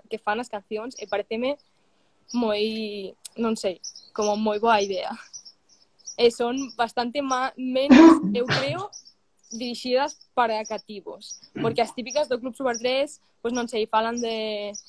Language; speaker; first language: Galician; non-native, learner; Catalan